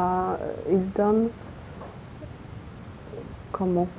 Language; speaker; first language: French; non-native, learner; Polish